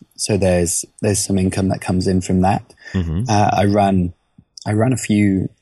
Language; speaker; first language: English; native; English